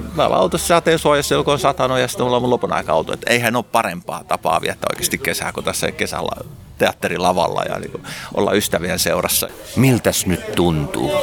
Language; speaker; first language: Finnish; native; Finnish